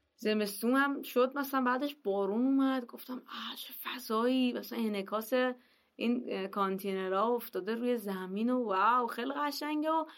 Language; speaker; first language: Persian; native; Persian